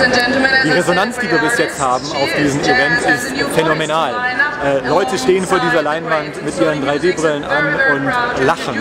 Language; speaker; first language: German; native; German